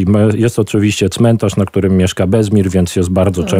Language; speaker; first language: Polish; native; Polish